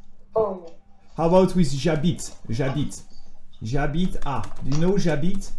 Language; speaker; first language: French; native; French